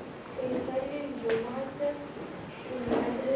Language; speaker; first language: Arabic; non-native, learner; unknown